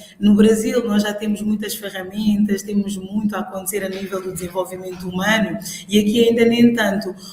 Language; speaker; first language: Portuguese; non-native, local second language; Upper Guinea Crioulo